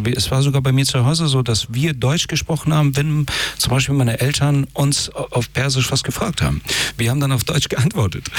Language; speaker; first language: German; early bilingual, other home language; Persian